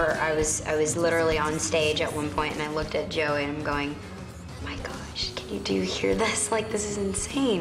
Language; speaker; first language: English; native; English